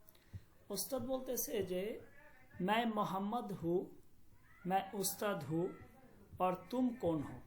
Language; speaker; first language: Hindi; non-native, fluent; Bangla